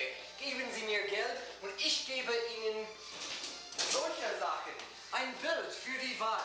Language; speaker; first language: German; non-native, learner; English